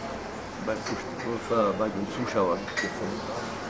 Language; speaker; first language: German; non-native, fluent; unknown